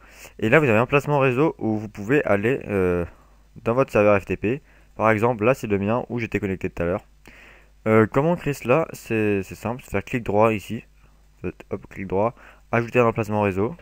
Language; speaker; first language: French; native; French